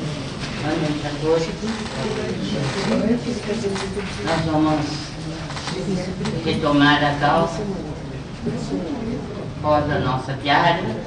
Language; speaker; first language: Portuguese; native; Portuguese